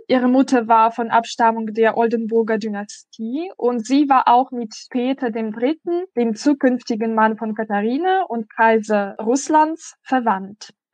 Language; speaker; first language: German; non-native, fluent; Russian